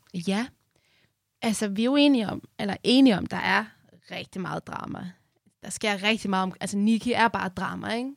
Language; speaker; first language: Danish; early bilingual, other home language; Persian